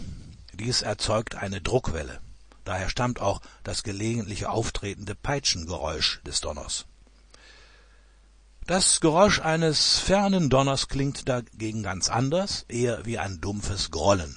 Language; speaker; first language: German; native; German